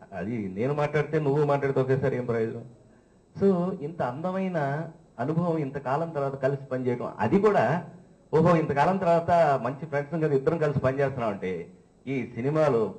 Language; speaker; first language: Telugu; native; Telugu